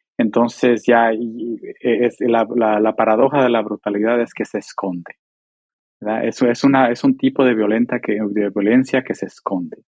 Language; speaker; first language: Spanish; early bilingual, heritage; Spanish